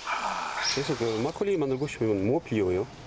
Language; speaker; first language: Korean; non-native, learner; French